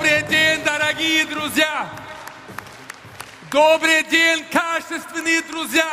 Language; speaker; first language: Russian; non-native, fluent; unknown